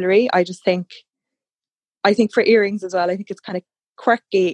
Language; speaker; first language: English; native; English